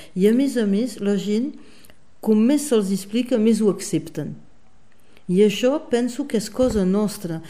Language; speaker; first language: Catalan; native; Catalan